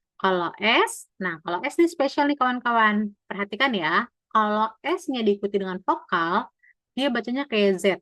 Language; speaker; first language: Indonesian; native; Indonesian